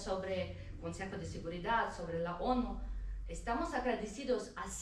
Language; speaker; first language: Spanish; non-native, fluent; Ukrainian